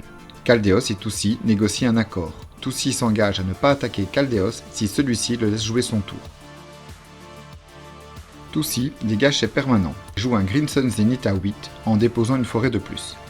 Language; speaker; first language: French; native; French